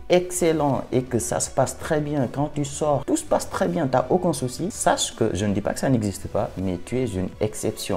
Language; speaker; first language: French; non-native, local second language; Wolof